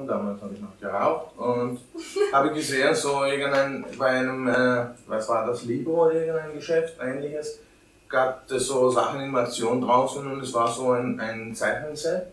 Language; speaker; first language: German; non-native, fluent; Albanian